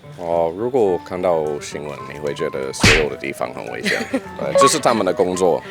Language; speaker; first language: Chinese; non-native, learner; English